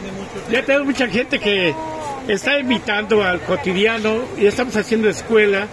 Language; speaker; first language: Spanish; native; Spanish